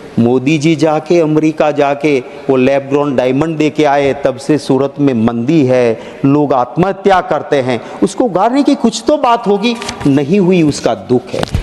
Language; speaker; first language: Hindi; non-native, local second language; Gujarati